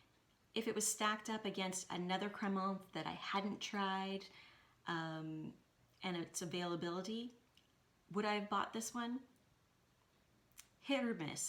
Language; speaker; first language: English; native; English